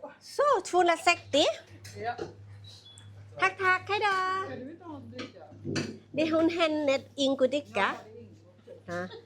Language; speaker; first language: Swedish; non-native, fluent; Thai